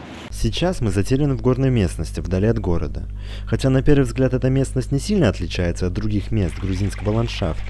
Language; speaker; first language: Russian; native; Russian